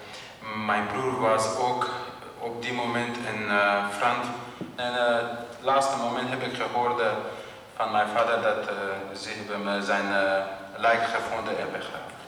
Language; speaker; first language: Dutch; non-native, learner; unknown